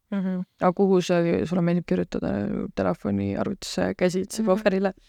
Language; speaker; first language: Estonian; native; Estonian